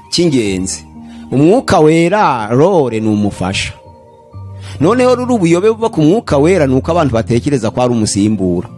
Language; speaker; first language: Kinyarwanda; native; Kinyarwanda